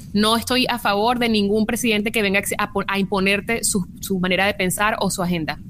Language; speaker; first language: Spanish; native; Spanish